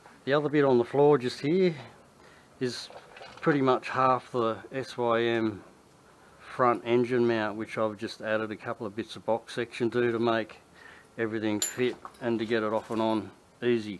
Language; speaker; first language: English; native; English